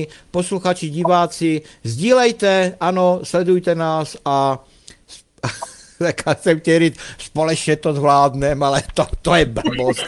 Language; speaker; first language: Czech; native; Czech